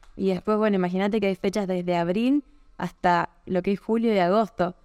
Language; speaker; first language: Spanish; native; Spanish